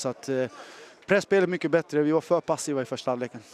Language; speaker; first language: Swedish; native; Swedish